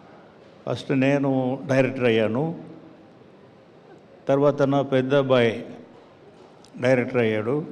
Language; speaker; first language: Telugu; non-native, learner; Tamil